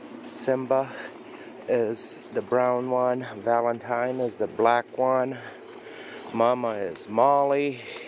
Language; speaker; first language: English; non-native, fluent; Portuguese